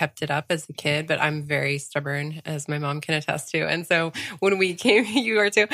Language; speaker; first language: English; early bilingual, other home language; French